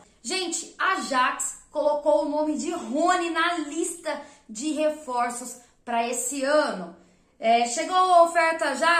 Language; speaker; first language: Portuguese; native; Portuguese